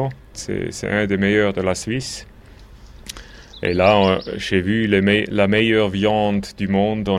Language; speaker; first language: French; non-native, local second language; German